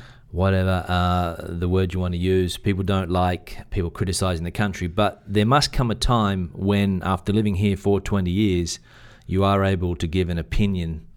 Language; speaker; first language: English; native; English